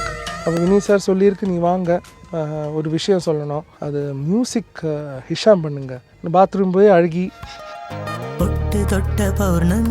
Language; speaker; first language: Tamil; non-native, learner; Malayalam